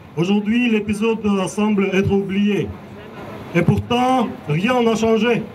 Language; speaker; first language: French; non-native, learner; Russian